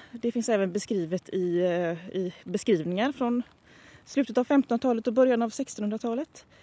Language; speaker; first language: Swedish; native; Swedish